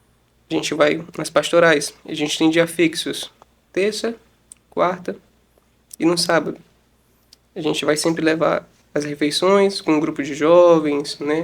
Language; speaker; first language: Portuguese; native; Portuguese